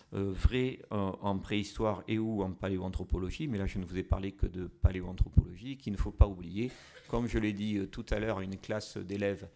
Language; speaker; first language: French; native; French